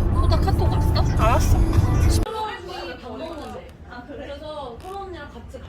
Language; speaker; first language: Korean; native; Korean